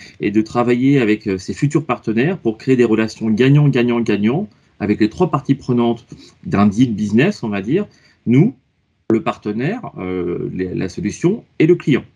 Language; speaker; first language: French; native; French